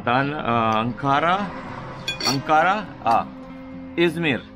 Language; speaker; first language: Turkish; non-native, learner; Hindi